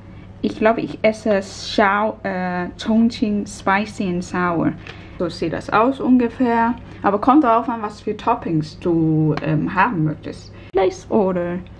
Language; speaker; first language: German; non-native, fluent; Cantonese